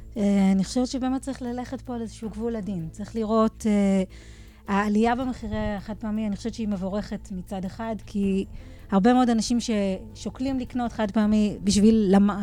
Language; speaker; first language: Hebrew; native; Hebrew